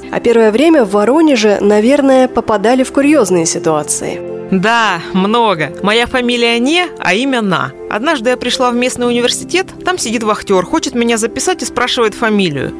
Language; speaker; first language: Russian; non-native, fluent; Chinese